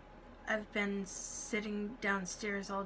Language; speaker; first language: English; native; English